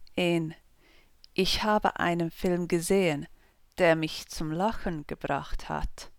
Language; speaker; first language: German; non-native, fluent; English